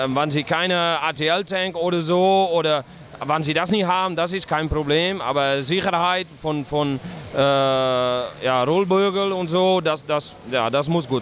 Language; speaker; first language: German; non-native, learner; Dutch